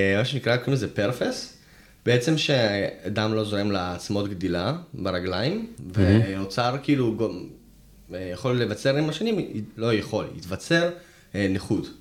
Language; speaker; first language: Hebrew; early bilingual, other home language; Russian